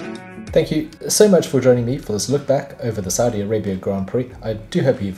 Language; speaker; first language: English; native; English